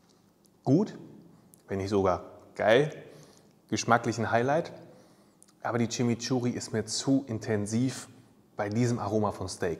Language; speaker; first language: German; native; German